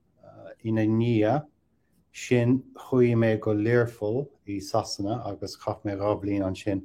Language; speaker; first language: Irish; non-native, local second language; English